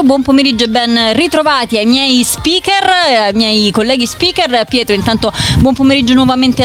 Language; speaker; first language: Italian; native; Italian